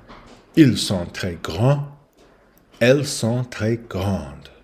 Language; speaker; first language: French; non-native, learner; English